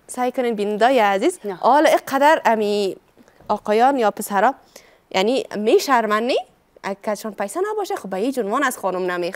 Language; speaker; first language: Persian; native; Persian